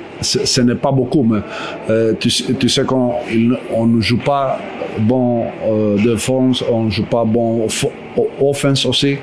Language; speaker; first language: French; non-native, fluent; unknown